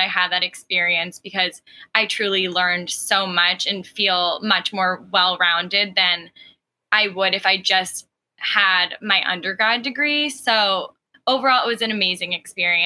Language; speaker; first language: English; early bilingual, other home language; Arabic